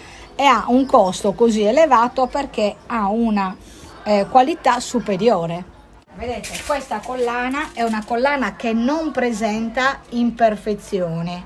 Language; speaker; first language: Italian; native; Italian